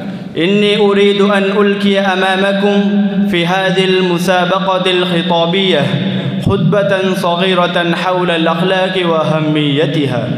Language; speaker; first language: Arabic; non-native, learner; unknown